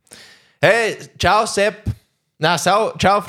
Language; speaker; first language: German; non-native, learner; English